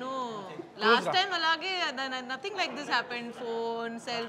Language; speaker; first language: Telugu; non-native, local second language; Bangla